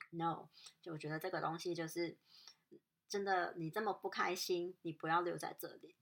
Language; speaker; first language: Chinese; non-native, local second language; Cantonese